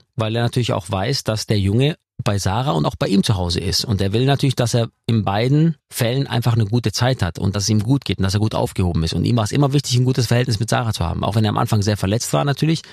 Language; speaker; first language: German; native; German